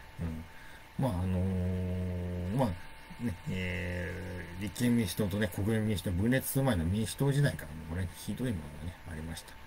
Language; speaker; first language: Japanese; native; Japanese